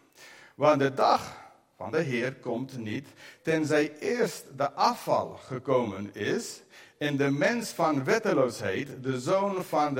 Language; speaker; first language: Dutch; non-native, fluent; English